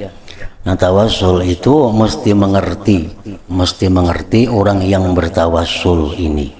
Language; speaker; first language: Indonesian; non-native, local second language; Banjar